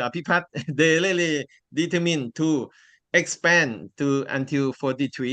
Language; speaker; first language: English; non-native, learner; Thai